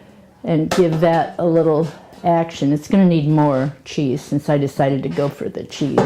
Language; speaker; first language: English; native; English